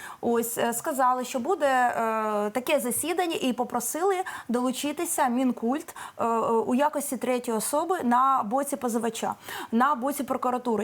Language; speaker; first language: Ukrainian; native; Ukrainian